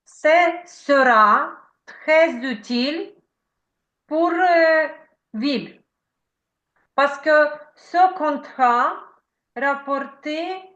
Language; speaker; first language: French; non-native, learner; Ukrainian